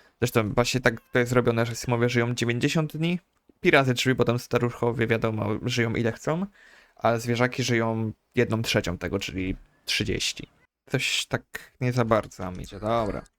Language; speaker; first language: Polish; native; Polish